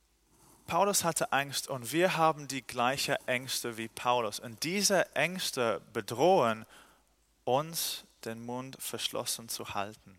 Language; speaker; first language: German; non-native, fluent; English